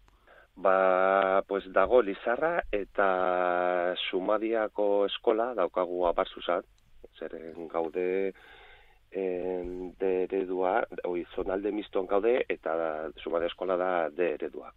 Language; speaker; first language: Basque; non-native, local second language; Spanish